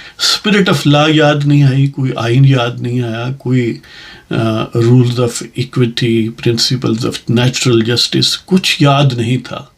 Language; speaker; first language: Urdu; non-native, local second language; Punjabi